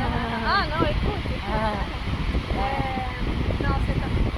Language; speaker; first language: French; non-native, learner; Portuguese